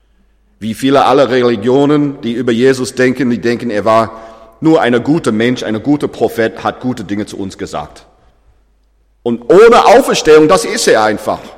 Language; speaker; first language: German; non-native, fluent; English